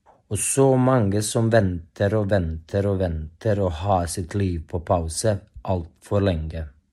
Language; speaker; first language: Norwegian; non-native, fluent; Bosnian